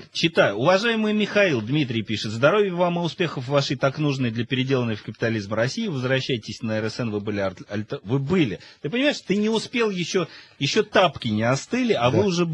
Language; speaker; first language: Russian; native; Russian